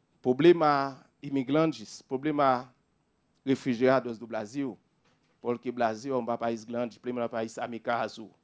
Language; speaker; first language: Portuguese; non-native, learner; Haitian Creole